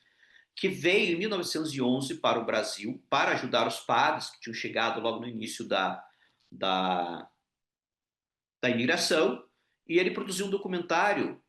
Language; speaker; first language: Portuguese; non-native, local second language; Ukrainian